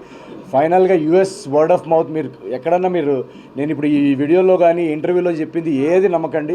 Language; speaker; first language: Telugu; native; Telugu